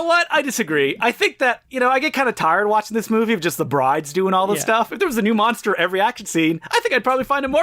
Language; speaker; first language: English; native; English